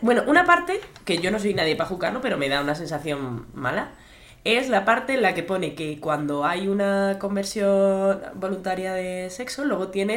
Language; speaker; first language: Spanish; native; Spanish